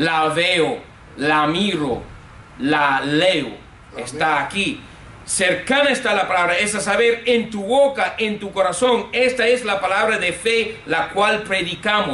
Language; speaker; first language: Spanish; non-native, fluent; English